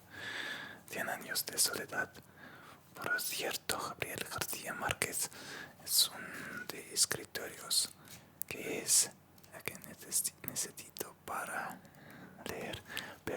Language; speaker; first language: Spanish; non-native, learner; Russian